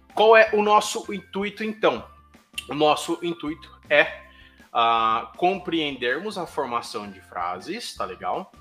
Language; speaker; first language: Portuguese; native; Portuguese